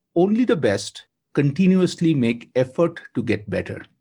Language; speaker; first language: English; non-native, local second language; Bangla